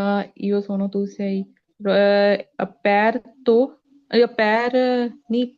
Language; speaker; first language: Italian; non-native, learner; Punjabi